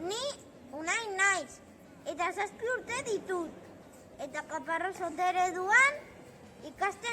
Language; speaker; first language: Basque; non-native, local second language; Spanish